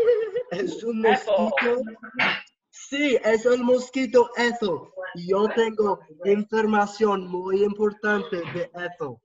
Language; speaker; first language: Spanish; non-native, learner; English